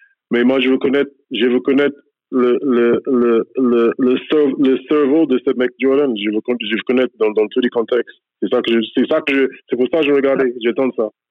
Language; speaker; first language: French; non-native, fluent; English